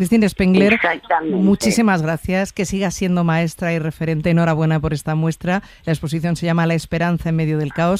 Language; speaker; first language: Spanish; native; Spanish